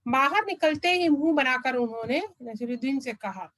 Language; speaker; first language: Hindi; non-native, local second language; Malayalam